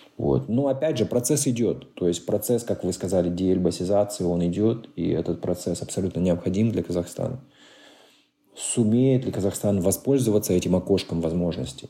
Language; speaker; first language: Russian; native; Russian